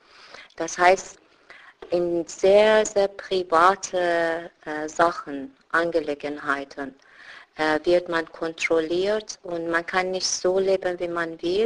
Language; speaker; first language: German; non-native, fluent; Persian